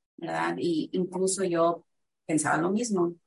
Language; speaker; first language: Spanish; early bilingual, heritage; Spanish